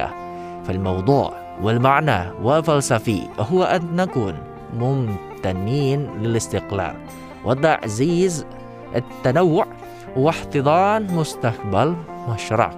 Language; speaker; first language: Arabic; non-native, fluent; Indonesian